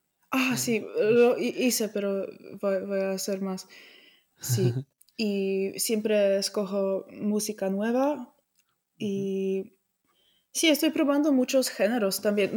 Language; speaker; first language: Spanish; non-native, fluent; English